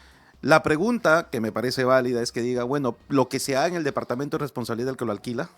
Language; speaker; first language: Spanish; native; Spanish